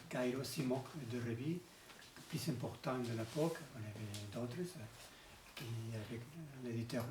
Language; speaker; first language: French; non-native, learner; Spanish